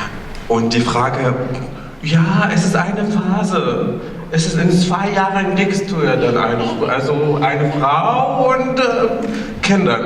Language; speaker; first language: German; non-native, learner; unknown